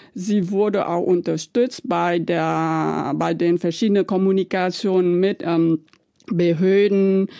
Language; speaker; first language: German; non-native, fluent; Vietnamese